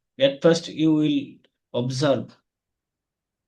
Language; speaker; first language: English; non-native, learner; Bangla